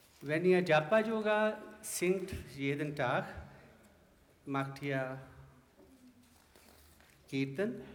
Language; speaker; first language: German; non-native, learner; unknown